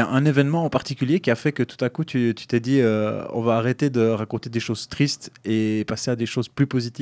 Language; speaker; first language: French; native; French